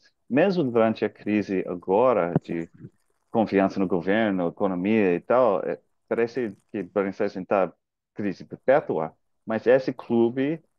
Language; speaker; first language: Portuguese; non-native, fluent; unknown